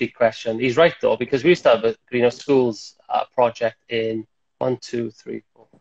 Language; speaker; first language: English; native; English